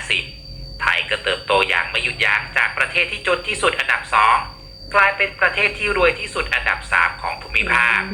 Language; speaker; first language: Thai; native; Thai